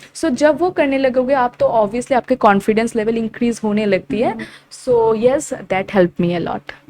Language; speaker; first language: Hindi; non-native, local second language; Assamese